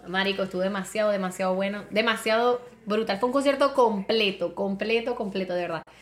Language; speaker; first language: Spanish; native; Spanish